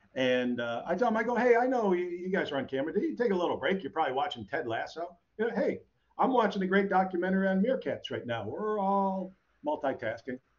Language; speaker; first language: English; native; English